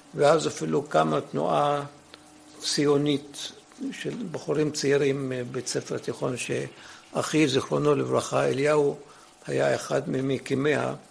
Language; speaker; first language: Hebrew; early bilingual, other home language; Arabic